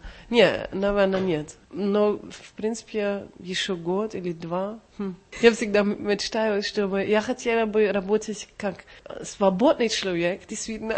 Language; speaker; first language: Russian; non-native, learner; German